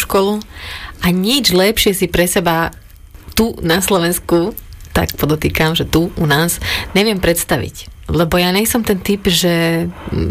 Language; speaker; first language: Slovak; native; Slovak